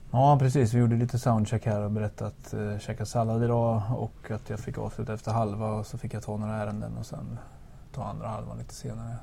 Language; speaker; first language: Swedish; native; Swedish